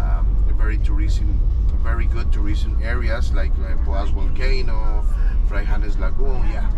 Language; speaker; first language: English; non-native, fluent; Spanish